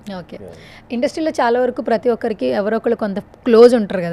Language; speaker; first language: Telugu; native; Telugu